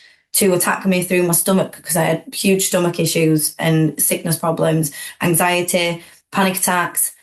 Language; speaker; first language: English; native; English